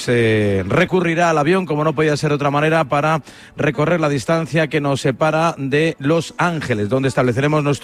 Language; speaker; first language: Spanish; native; Spanish